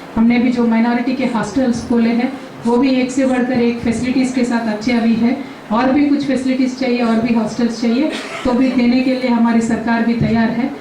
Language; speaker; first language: Hindi; non-native, local second language; Telugu